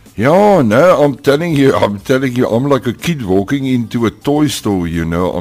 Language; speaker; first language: English; non-native, local second language; Afrikaans